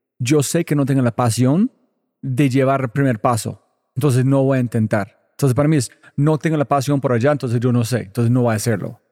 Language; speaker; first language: Spanish; non-native, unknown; English